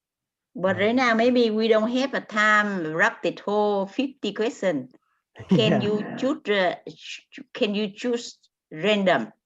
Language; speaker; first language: English; non-native, learner; Vietnamese